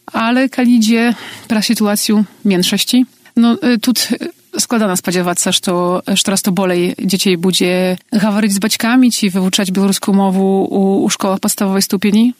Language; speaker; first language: Belarusian; native; Belarusian